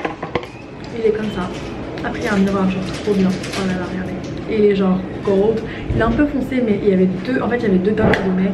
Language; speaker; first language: French; native; French